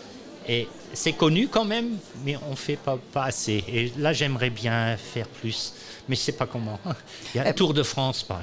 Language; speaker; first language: French; non-native, learner; German